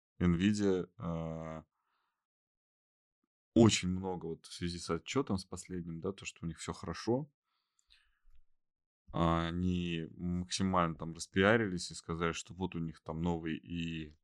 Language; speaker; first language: Russian; native; Russian